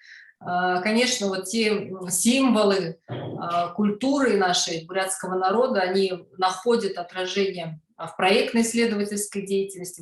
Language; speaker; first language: Russian; native; Russian